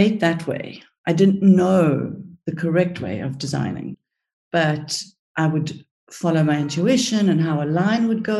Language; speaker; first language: English; early bilingual, other home language; Greek